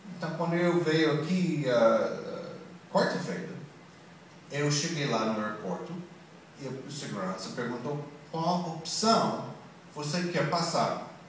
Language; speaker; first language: Portuguese; non-native, learner; English